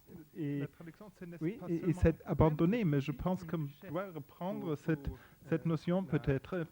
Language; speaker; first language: French; non-native, fluent; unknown